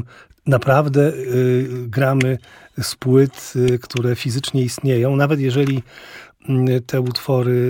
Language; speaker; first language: Polish; native; Polish